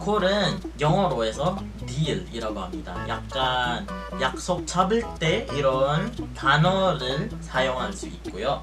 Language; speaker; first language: Korean; non-native, fluent; Filipino